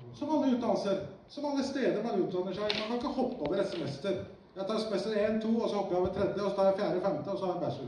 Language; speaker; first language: Norwegian; early bilingual, other home language; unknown